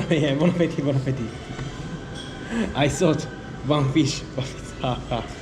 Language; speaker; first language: English; non-native, learner; Japanese